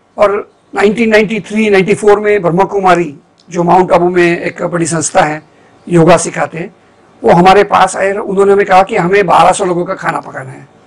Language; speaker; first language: Hindi; non-native, local second language; Gujarati